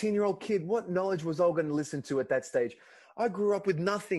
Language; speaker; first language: English; non-native, local second language; Greek